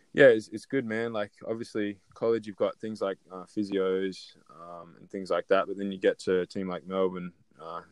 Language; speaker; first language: English; native; English